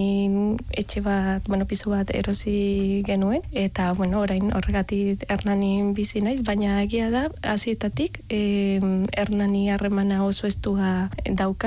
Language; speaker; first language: Basque; non-native, learner; Spanish